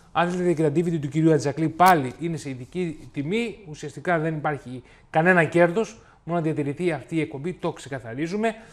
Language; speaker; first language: Greek; native; Greek